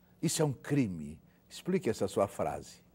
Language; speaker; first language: Portuguese; native; Portuguese